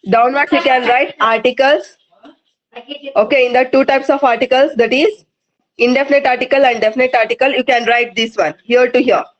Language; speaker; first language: English; non-native, local second language; Kannada